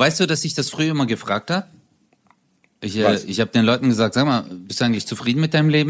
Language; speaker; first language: German; early bilingual, other home language; Turkish